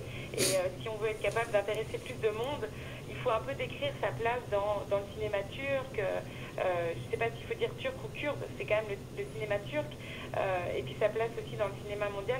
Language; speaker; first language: French; native; French